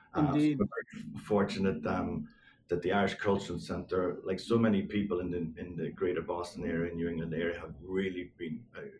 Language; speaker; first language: English; native; English